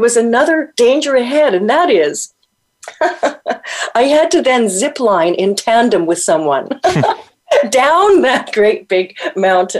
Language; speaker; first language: English; native; English